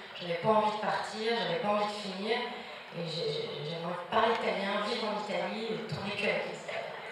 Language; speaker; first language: French; early bilingual, other home language; Spanish